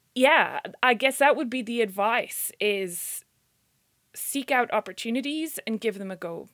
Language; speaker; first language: English; native; English